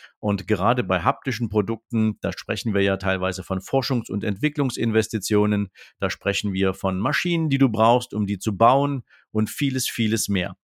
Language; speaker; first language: German; native; German